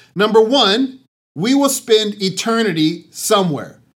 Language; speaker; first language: English; native; English